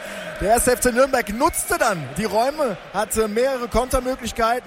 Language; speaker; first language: German; native; German